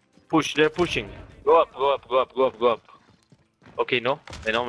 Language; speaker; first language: English; non-native, fluent; Hebrew